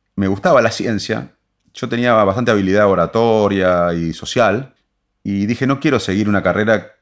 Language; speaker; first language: Spanish; native; Spanish